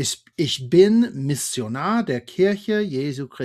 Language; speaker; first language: German; non-native, fluent; English